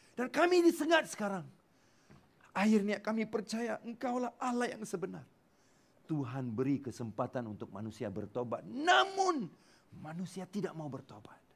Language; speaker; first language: Malay; non-native, local second language; Tamil